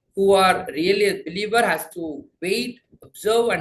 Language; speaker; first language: English; non-native, local second language; Tamil